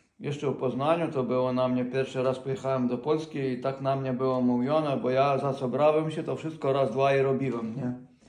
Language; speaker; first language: Polish; non-native, fluent; Ukrainian